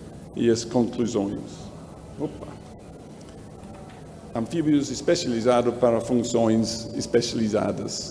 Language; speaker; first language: Portuguese; non-native, learner; English